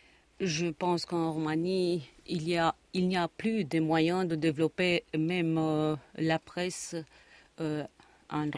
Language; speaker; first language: French; non-native, fluent; Romanian